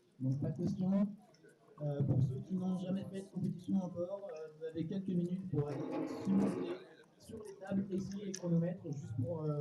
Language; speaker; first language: French; native; French